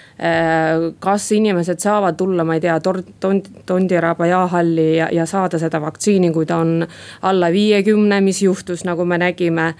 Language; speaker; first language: Estonian; non-native, local second language; Russian